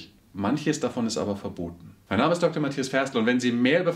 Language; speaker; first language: German; native; German